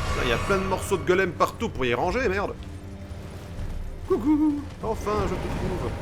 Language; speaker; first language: French; native; French